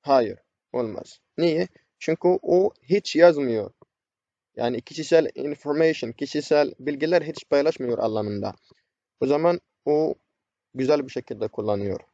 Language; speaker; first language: Turkish; non-native, fluent; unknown